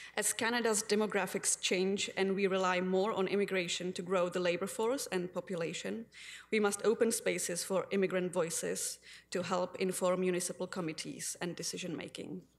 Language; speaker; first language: English; non-native, fluent; Czech